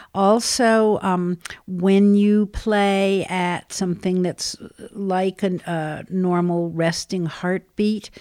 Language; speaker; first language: English; native; English